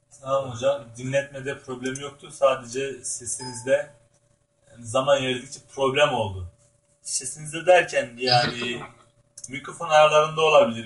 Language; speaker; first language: Turkish; native; Turkish